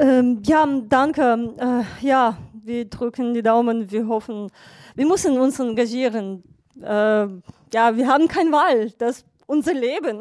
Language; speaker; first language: German; non-native, fluent; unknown